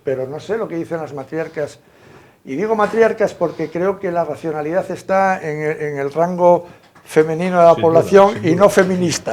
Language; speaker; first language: Spanish; native; Spanish